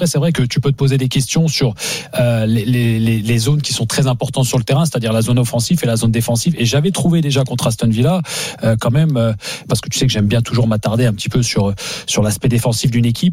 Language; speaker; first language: French; native; French